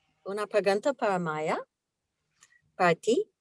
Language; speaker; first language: Spanish; non-native, learner; English